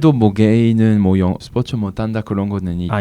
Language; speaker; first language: Korean; non-native, fluent; French